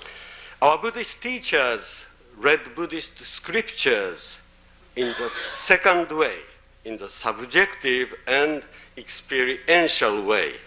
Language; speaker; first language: English; non-native, fluent; Japanese